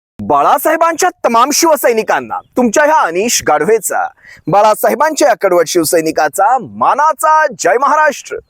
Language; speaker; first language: Marathi; native; Marathi